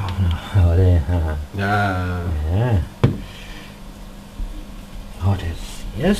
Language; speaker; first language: English; non-native, learner; Russian